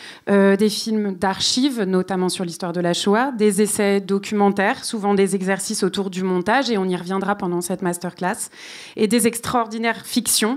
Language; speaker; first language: French; native; French